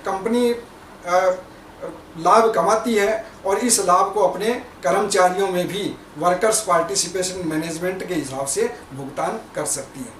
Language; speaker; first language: Hindi; native; Hindi